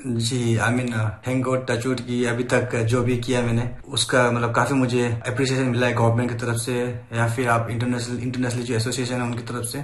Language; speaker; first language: Hindi; non-native, local second language; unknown